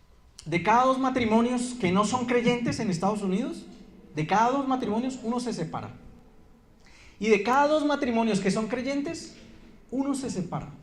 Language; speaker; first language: Spanish; native; Spanish